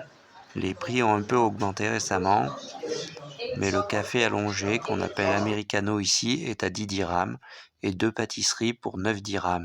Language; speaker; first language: French; native; French